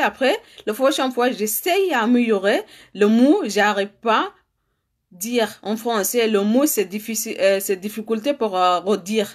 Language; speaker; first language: French; non-native, learner; Arabic